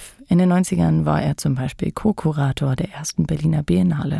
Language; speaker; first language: German; native; German